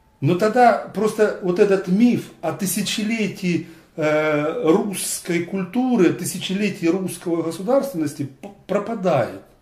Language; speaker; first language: Russian; native; Russian